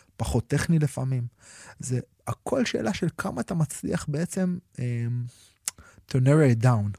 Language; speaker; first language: Hebrew; native; Hebrew